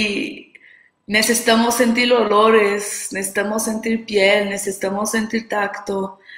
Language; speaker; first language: Spanish; non-native, fluent; Portuguese